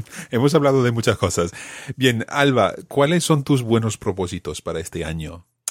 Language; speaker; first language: Spanish; non-native, fluent; English